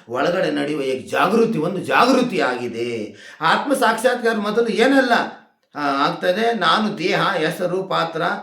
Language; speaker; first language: Kannada; non-native, local second language; Hindi